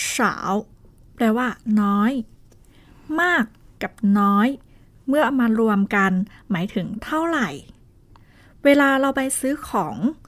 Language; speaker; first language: Thai; non-native, fluent; Chinese